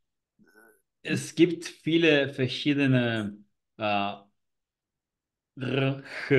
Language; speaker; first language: German; non-native, learner; Spanish